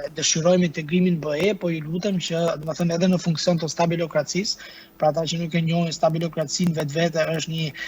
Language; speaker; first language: Albanian; native; Albanian